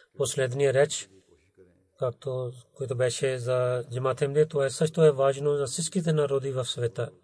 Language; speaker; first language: Bulgarian; non-native, learner; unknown